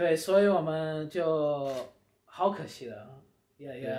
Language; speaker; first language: Chinese; early bilingual, heritage; Chinese